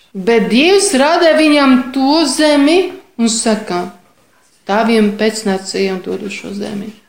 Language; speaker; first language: Latvian; non-native, fluent; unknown